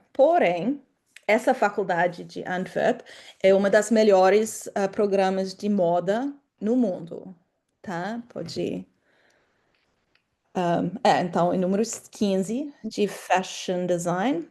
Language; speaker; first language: Portuguese; non-native, fluent; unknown